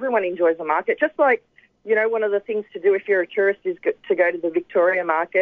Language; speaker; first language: English; native; English